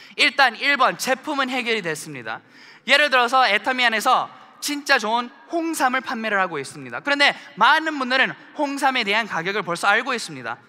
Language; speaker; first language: Korean; early bilingual, heritage; Korean